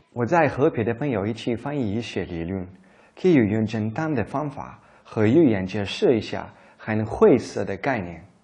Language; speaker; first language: Chinese; non-native, fluent; Italian